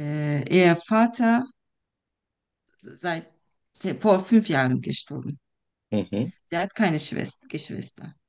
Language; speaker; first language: German; non-native, fluent; Turkish